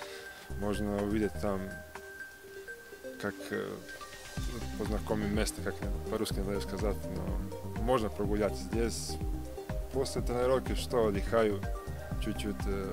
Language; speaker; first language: Russian; non-native, learner; Serbian